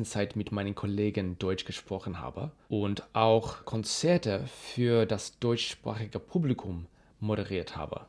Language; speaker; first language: German; non-native, fluent; English